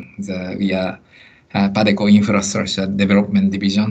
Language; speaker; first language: English; non-native, learner; Japanese